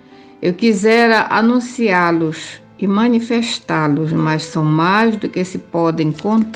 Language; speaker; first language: Portuguese; native; Portuguese